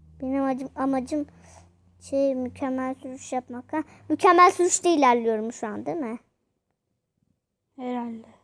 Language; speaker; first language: Turkish; native; Turkish